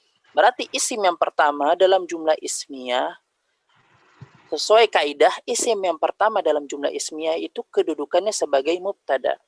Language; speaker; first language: Indonesian; native; Indonesian